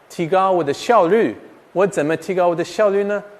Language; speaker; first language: Chinese; non-native, fluent; English